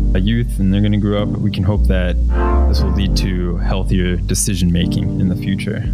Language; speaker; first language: English; native; English